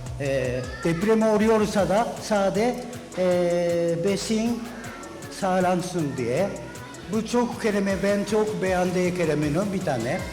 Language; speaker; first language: Turkish; non-native, learner; Japanese